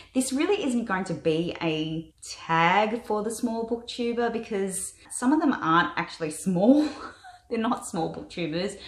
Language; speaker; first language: English; native; English